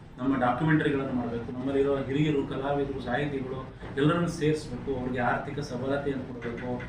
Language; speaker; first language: Kannada; non-native, local second language; Lambadi